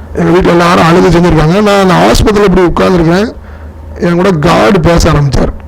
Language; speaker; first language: Tamil; non-native, local second language; Telugu